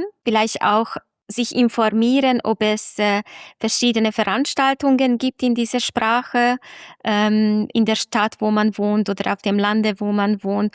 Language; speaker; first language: German; non-native, fluent; Hungarian